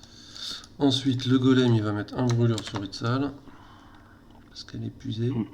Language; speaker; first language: French; native; French